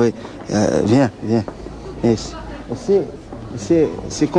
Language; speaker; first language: French; non-native, learner; Arabic